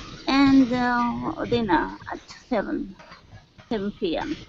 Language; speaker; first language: English; non-native, learner; Japanese